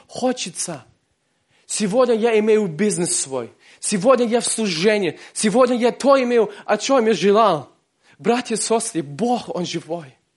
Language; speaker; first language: Russian; early bilingual, heritage; Russian